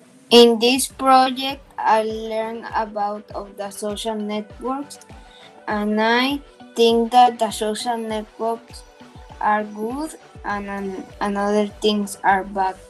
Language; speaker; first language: English; non-native, learner; Spanish